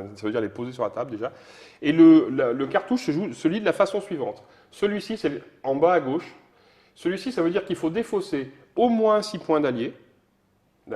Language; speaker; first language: French; native; French